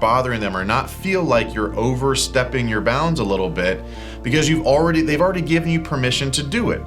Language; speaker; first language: English; native; English